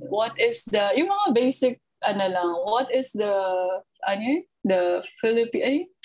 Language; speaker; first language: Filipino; early bilingual, heritage; Filipino